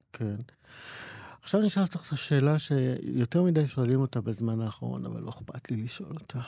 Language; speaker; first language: Hebrew; native; Hebrew